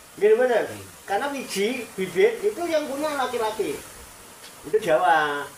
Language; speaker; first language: Indonesian; non-native, local second language; Javanese